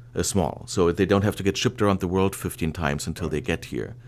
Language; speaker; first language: English; non-native, fluent; German